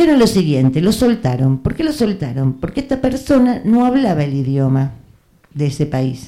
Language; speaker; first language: Spanish; native; Spanish